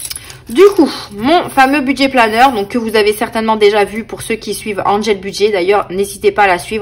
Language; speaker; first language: French; native; French